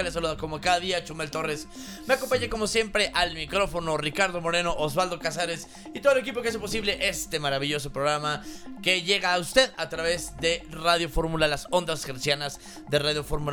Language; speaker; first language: Spanish; native; Spanish